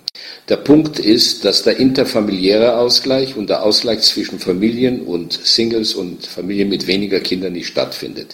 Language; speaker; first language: German; native; German